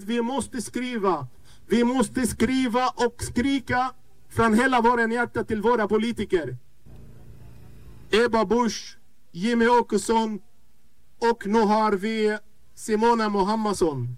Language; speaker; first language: Swedish; non-native, fluent; Arabic